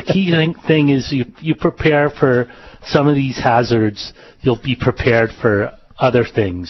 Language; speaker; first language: English; native; English